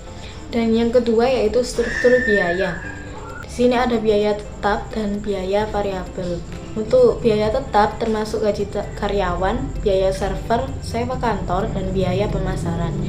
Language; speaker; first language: Indonesian; native; Indonesian